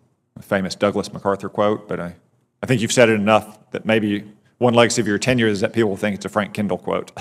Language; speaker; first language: English; native; English